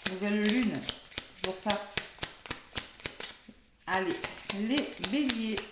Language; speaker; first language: French; native; French